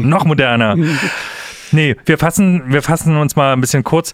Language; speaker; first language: German; native; German